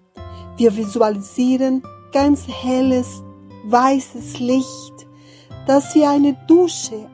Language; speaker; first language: German; non-native, fluent; Portuguese